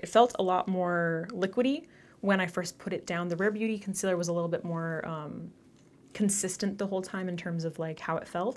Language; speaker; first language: English; native; English